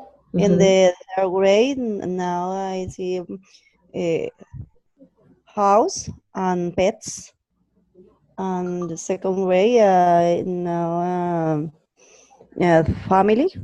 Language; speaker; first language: English; non-native, learner; Spanish